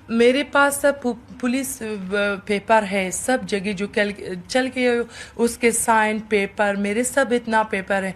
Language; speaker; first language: Hindi; non-native, learner; Persian